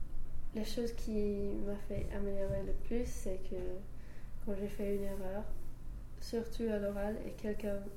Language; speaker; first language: French; non-native, fluent; English